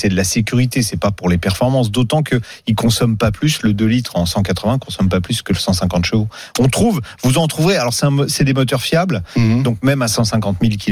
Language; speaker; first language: French; native; French